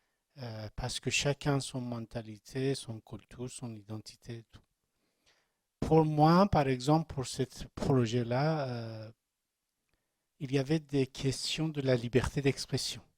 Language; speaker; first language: French; non-native, learner; Persian